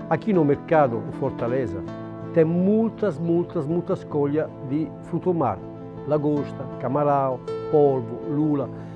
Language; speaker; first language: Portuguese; non-native, learner; Italian